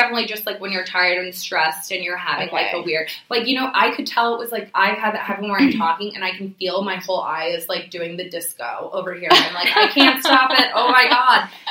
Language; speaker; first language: English; native; English